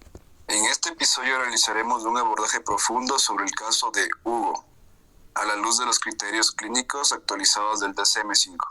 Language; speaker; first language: Spanish; native; Spanish